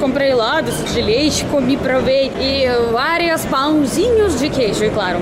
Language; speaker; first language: Portuguese; non-native, fluent; Russian